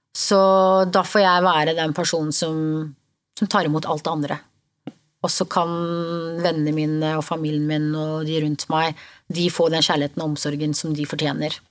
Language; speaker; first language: Norwegian; early bilingual, other home language; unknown